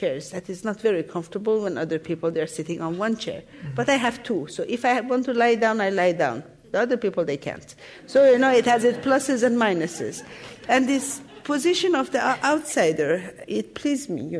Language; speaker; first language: English; non-native, fluent; Persian